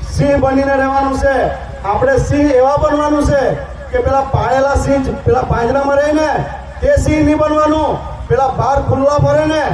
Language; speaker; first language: Gujarati; non-native, local second language; Kukna